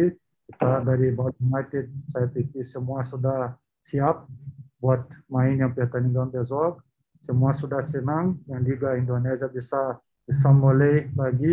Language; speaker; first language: Indonesian; non-native, learner; Portuguese